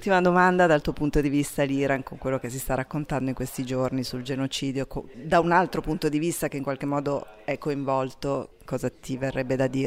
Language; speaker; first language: Italian; native; Italian